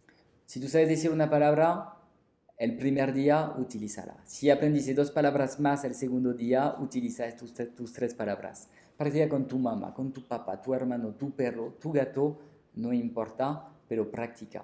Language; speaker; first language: Spanish; non-native, fluent; French